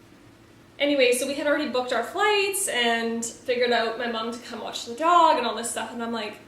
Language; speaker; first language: English; native; English